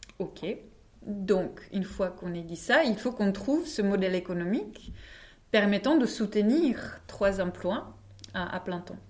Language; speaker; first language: French; non-native, fluent; Czech